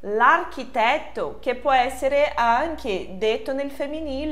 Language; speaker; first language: Italian; non-native, fluent; Portuguese